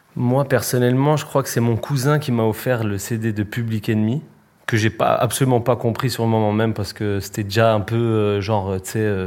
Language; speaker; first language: French; early bilingual, other home language; Spanish